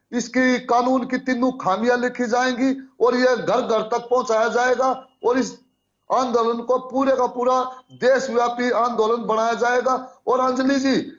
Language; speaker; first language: Hindi; native; Hindi